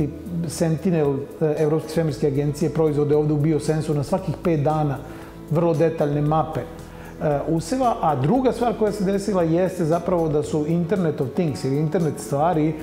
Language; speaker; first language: Serbian; native; Serbian